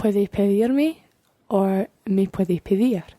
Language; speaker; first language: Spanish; non-native, learner; English